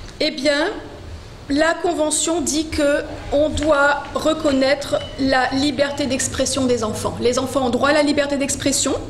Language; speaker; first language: French; non-native, local second language; Morisyen